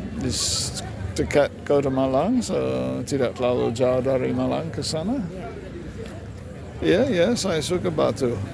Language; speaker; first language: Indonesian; non-native, learner; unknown